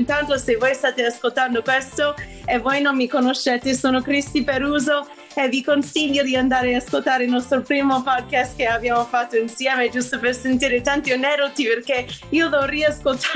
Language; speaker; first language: Italian; non-native, fluent; English